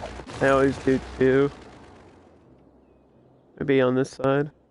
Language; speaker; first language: English; native; English